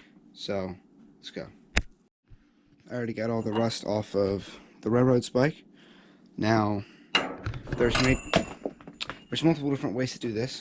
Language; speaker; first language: English; native; English